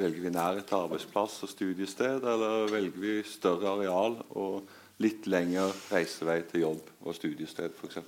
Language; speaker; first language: Norwegian; native; Norwegian